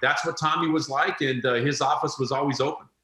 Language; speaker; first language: English; native; English